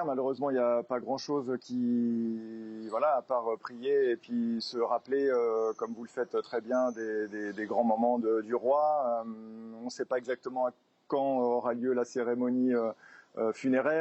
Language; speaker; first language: French; native; French